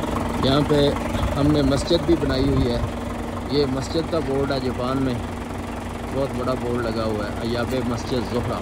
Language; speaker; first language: Urdu; non-native, local second language; Punjabi